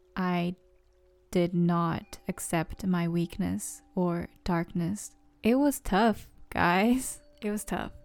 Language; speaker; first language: English; non-native, fluent; Japanese